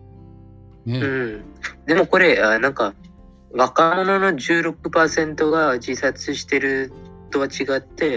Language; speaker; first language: Japanese; non-native, fluent; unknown